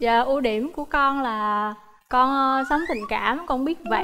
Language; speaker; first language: Vietnamese; native; Vietnamese